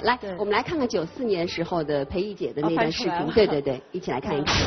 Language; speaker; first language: Chinese; native; Chinese